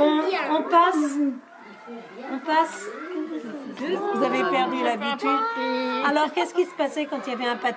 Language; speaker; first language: French; native; French